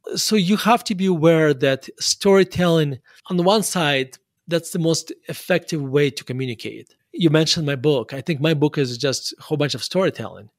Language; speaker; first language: English; non-native, fluent; Russian